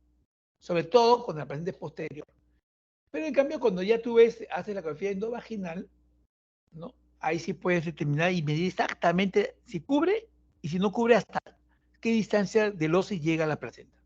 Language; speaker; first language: Spanish; native; Spanish